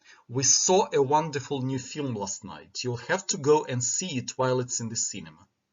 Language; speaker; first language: English; non-native, fluent; Ukrainian